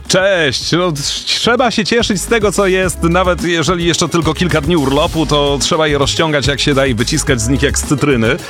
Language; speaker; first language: Polish; native; Polish